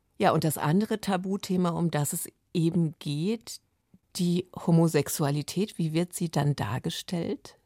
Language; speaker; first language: German; native; German